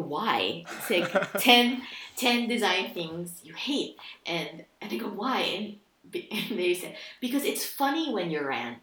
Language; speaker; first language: English; non-native, local second language; Filipino